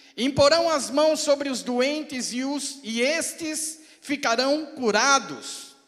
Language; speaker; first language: Portuguese; native; Portuguese